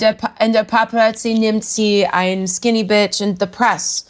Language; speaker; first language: German; non-native, learner; English